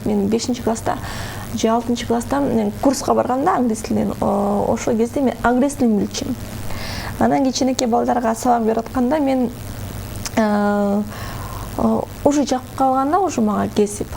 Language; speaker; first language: Kyrgyz; non-native, local second language; Russian